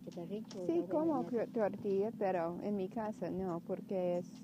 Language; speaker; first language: Spanish; non-native, learner; English